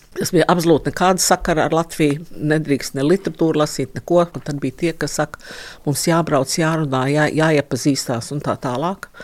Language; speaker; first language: Latvian; early bilingual, heritage; Latvian